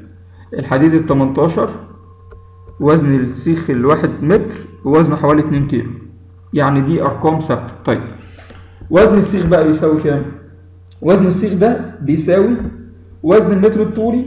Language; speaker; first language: Arabic; native; Arabic